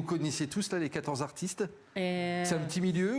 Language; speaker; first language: French; native; French